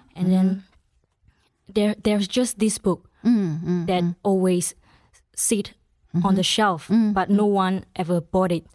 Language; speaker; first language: English; non-native, local second language; Chinese